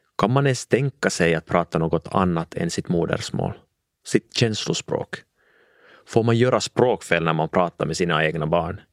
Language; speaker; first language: Swedish; non-native, local second language; Finnish